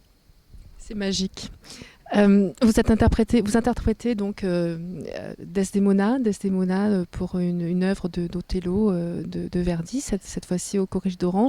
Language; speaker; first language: French; native; French